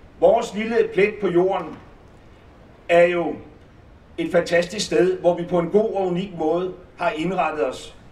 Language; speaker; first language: Danish; native; Danish